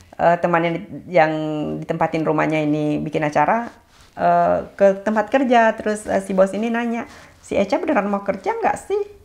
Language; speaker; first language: Indonesian; native; Indonesian